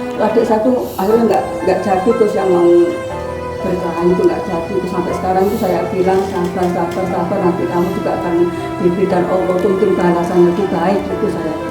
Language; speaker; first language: Indonesian; non-native, local second language; Madurese